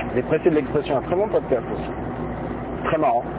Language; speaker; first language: French; native; French